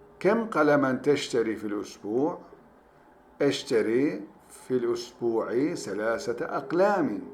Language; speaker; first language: Arabic; non-native, fluent; Turkish